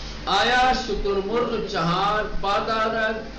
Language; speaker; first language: Persian; non-native, fluent; Urdu